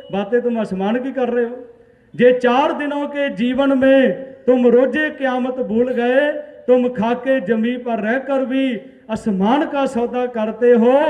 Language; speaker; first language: Hindi; non-native, local second language; Punjabi